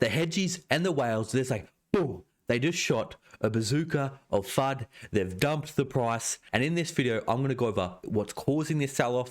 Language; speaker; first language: English; native; English